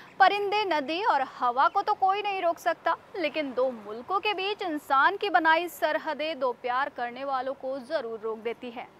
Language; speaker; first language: Hindi; native; Hindi